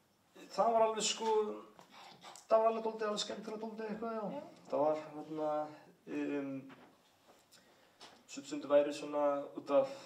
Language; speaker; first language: Icelandic; early bilingual, heritage; English